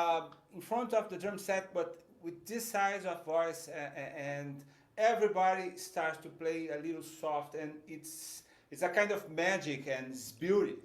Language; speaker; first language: English; non-native, fluent; Portuguese